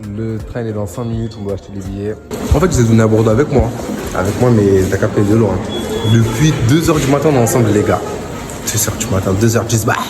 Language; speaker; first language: French; native; French